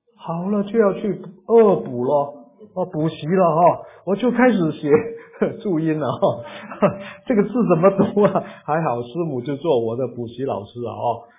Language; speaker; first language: Chinese; non-native, local second language; Cantonese